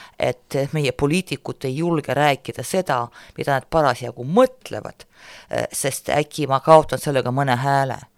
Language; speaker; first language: Estonian; non-native, local second language; Russian